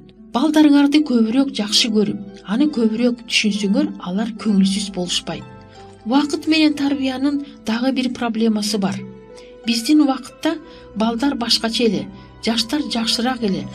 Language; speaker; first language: Kyrgyz; native; Kyrgyz